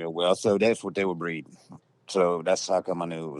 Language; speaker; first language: English; native; English